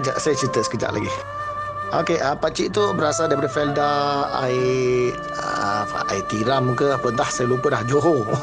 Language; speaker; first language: Malay; non-native, local second language; Tamil